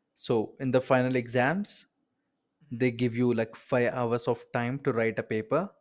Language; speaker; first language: English; non-native, local second language; Kannada